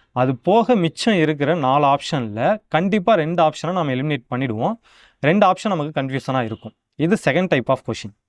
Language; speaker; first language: Tamil; native; Tamil